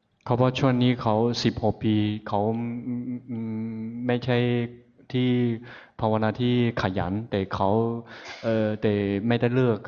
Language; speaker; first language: Thai; non-native, fluent; Chinese